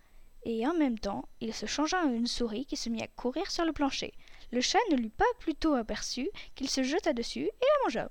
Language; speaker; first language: French; native; French